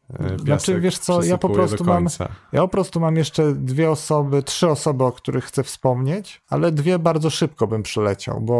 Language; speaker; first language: Polish; native; Polish